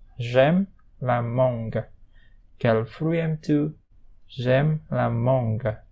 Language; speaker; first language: French; non-native, fluent; Indonesian